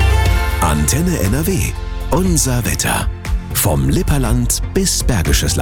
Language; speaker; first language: German; native; German